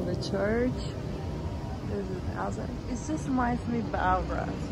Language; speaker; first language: English; non-native, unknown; Turkish